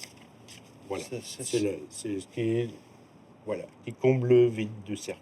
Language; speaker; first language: French; native; French